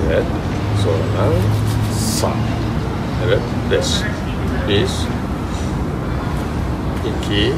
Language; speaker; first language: Turkish; non-native, learner; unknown